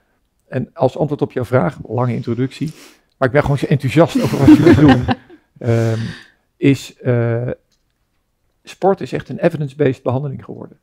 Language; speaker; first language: Dutch; native; Dutch